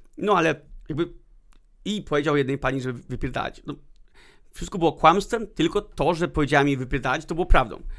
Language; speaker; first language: Polish; early bilingual, heritage; Polish